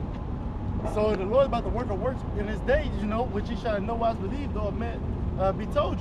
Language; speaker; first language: English; native; English